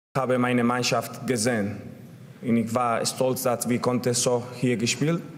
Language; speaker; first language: German; non-native, learner; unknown